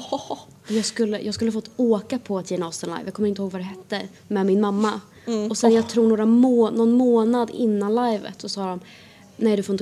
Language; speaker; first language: Swedish; native; Swedish